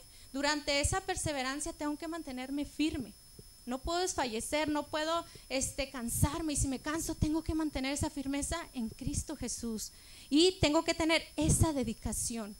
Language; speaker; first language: Spanish; native; Spanish